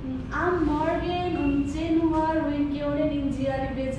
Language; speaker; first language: German; non-native, learner; Nepali